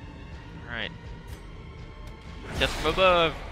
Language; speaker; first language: English; native; English